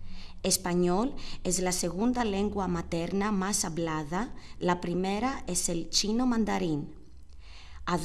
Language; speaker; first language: Spanish; non-native, learner; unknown